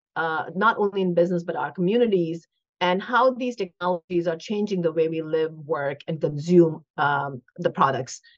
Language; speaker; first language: English; non-native, local second language; Hindi